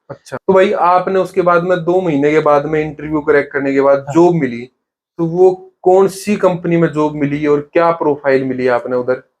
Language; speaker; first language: Hindi; native; Hindi